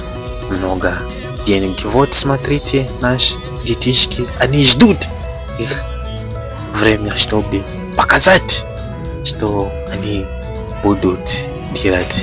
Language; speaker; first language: Russian; non-native, learner; Bemba